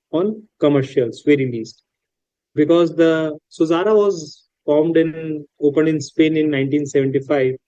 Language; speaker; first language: English; non-native, local second language; Hindi